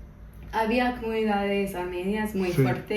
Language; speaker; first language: Spanish; non-native, fluent; English